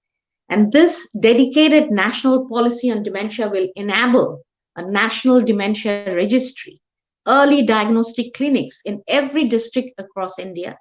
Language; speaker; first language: English; non-native, local second language; Bangla